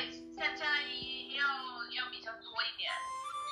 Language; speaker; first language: Chinese; non-native, learner; Vietnamese